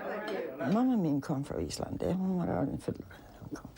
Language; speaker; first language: Icelandic; early bilingual, heritage; Icelandic